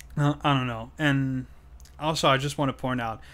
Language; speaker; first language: English; non-native, fluent; French